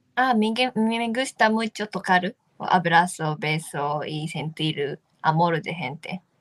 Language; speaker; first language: Spanish; non-native, learner; Japanese